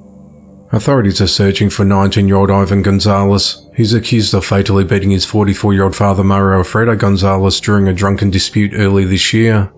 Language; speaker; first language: English; native; English